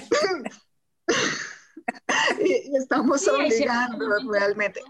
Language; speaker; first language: Spanish; native; Spanish